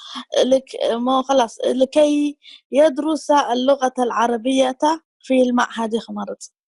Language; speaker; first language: Arabic; non-native, learner; Tigrinya